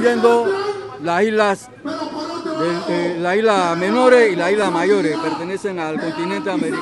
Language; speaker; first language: Spanish; native; Spanish